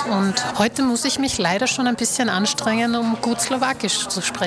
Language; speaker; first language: German; early bilingual, other home language; Slovak